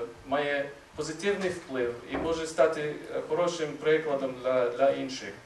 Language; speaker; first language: Ukrainian; non-native, fluent; English